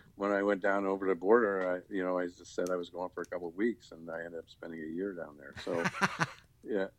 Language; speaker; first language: English; native; English